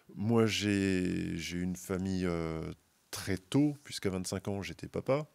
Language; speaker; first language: French; native; French